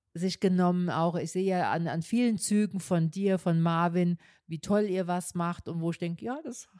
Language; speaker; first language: German; native; German